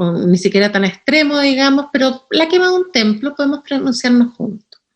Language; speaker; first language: Spanish; native; Spanish